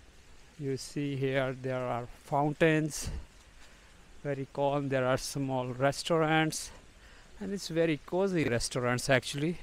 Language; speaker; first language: English; non-native, fluent; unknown